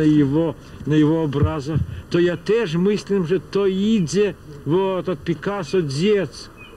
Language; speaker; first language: Polish; non-native, fluent; Russian